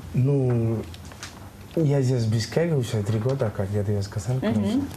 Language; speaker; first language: Russian; non-native, learner; Spanish